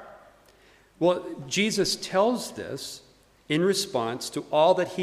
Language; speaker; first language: English; native; English